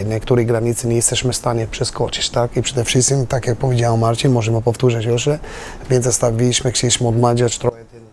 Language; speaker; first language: Polish; non-native, learner; Albanian